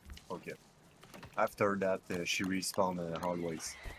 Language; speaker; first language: English; non-native, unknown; French